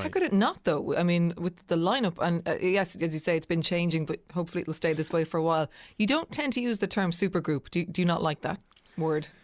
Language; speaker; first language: English; native; English